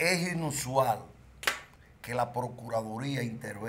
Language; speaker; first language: Spanish; native; Spanish